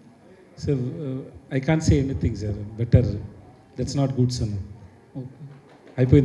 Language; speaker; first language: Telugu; non-native, learner; Tamil